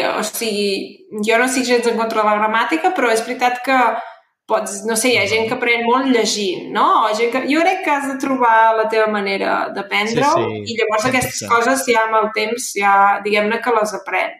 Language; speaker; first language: Catalan; native; Catalan